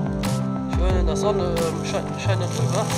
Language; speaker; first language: German; native; German